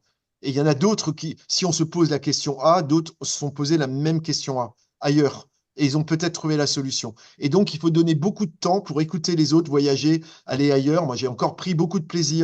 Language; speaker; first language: French; native; French